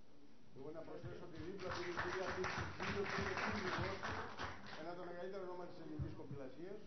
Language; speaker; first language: Greek; native; Greek